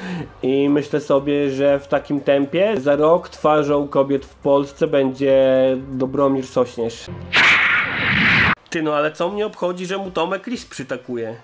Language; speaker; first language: Polish; native; Polish